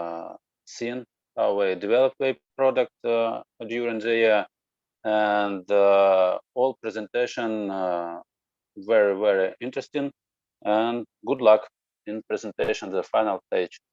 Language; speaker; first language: English; non-native, learner; Russian